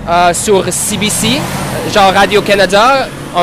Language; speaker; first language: French; non-native, local second language; English